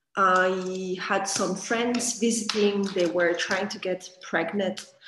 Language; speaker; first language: English; non-native, fluent; Catalan